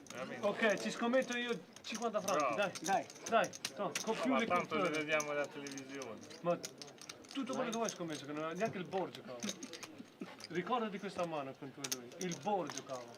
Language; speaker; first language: Italian; non-native, fluent; Albanian